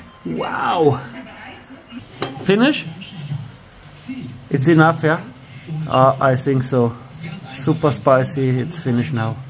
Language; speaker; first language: English; non-native, learner; German